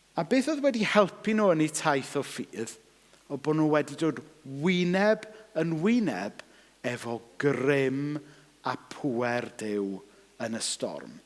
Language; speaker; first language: Welsh; native; Welsh